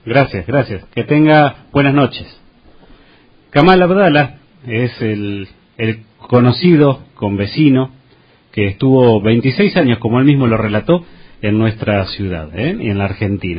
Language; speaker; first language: Spanish; native; Spanish